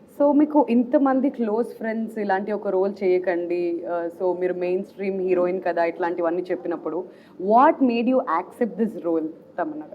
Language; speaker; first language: Telugu; native; Telugu